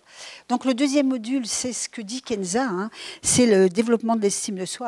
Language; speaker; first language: French; native; French